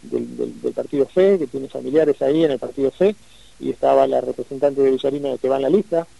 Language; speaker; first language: Spanish; native; Spanish